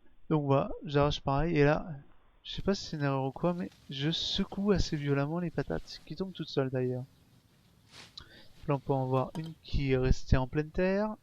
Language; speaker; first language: French; native; French